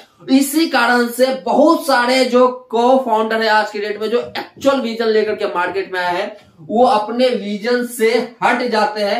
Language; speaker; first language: Hindi; native; Hindi